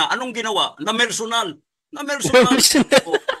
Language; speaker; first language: Filipino; native; Filipino